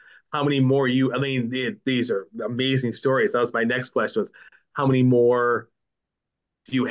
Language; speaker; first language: English; native; English